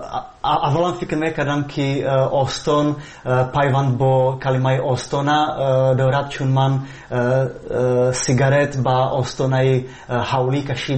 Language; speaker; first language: Persian; non-native, fluent; Czech